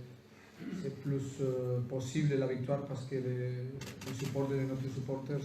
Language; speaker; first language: French; non-native, fluent; Spanish